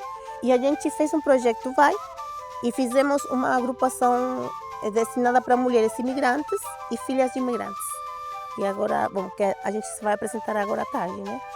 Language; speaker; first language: Portuguese; non-native, fluent; Spanish